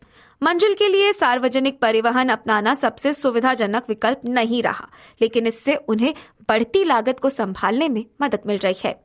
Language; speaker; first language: Hindi; native; Hindi